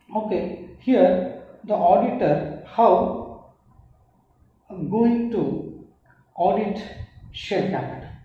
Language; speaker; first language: English; non-native, local second language; Kannada